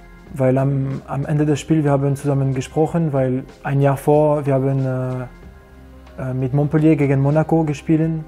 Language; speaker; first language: German; non-native, learner; French